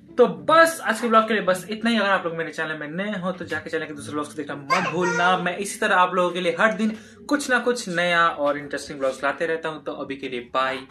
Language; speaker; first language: Hindi; native; Hindi